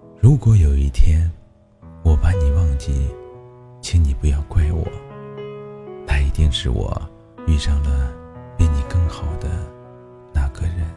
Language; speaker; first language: Chinese; native; Chinese